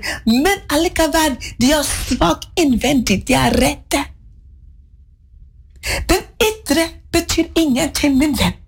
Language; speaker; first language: Norwegian; non-native, fluent; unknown